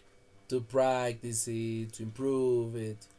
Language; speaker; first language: English; non-native, fluent; Spanish